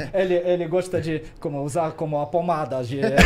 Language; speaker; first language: Portuguese; non-native, learner; Russian